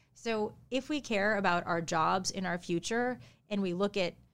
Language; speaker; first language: English; early bilingual, other home language; Japanese